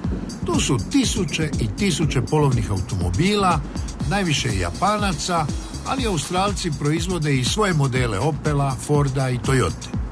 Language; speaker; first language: Croatian; native; Croatian